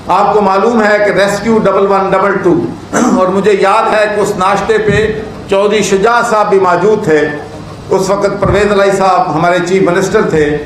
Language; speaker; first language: Urdu; non-native, local second language; Punjabi